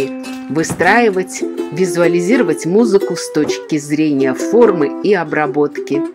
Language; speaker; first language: Russian; native; Russian